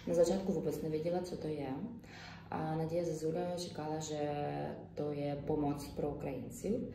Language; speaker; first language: Czech; non-native, learner; Ukrainian